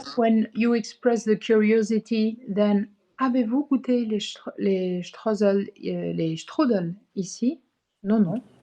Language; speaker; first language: French; non-native, fluent; English